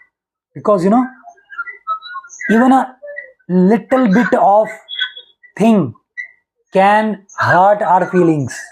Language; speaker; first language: English; non-native, local second language; Hindi